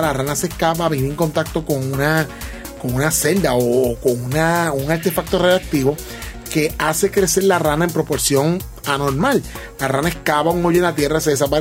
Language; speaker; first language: Spanish; native; Spanish